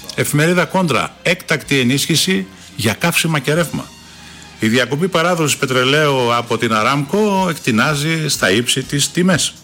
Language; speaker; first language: Greek; native; Greek